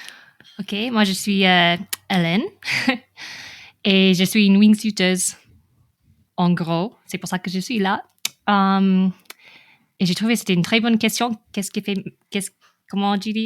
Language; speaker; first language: French; non-native, fluent; English